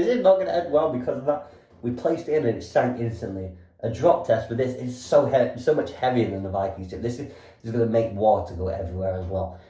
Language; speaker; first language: English; native; English